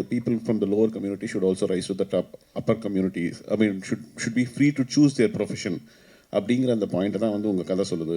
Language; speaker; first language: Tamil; native; Tamil